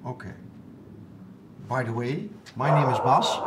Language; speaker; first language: English; non-native, fluent; Dutch